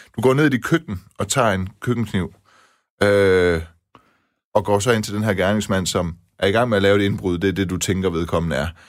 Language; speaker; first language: Danish; early bilingual, other home language; Persian